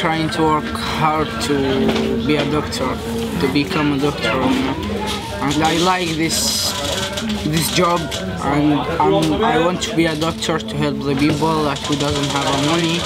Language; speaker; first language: English; non-native, learner; Arabic